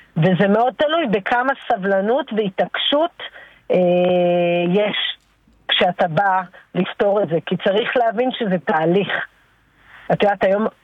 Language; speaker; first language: Hebrew; native; Hebrew